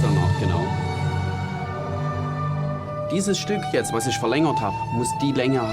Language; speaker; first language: German; native; German